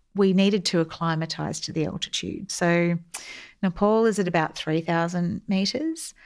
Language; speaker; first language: English; native; English